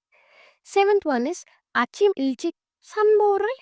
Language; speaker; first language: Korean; non-native, fluent; Hindi